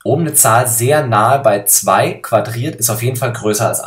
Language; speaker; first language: German; native; German